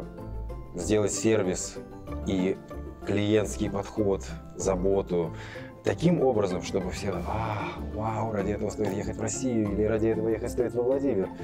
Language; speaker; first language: Russian; native; Russian